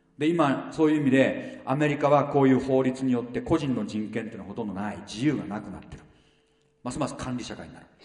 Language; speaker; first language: Japanese; native; Japanese